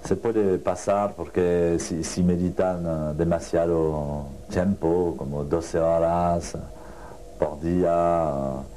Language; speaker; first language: Spanish; non-native, learner; French